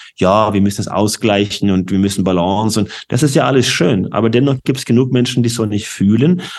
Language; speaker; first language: German; non-native, fluent; Norwegian